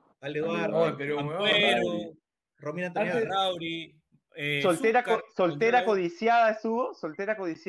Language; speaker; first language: Spanish; native; Spanish